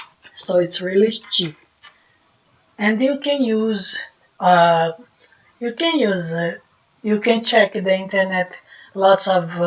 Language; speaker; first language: English; non-native, fluent; Portuguese